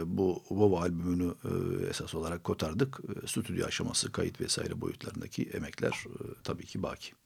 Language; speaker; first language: Turkish; non-native, local second language; Armenian